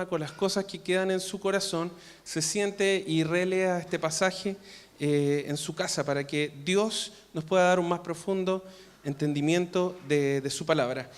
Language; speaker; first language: Spanish; native; Spanish